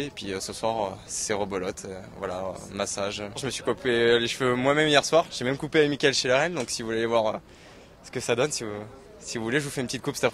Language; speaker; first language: French; native; French